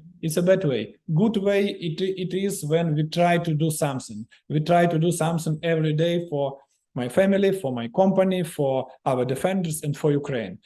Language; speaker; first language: English; non-native, learner; Ukrainian